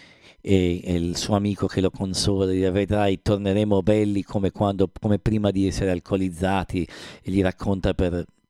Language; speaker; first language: Italian; native; Italian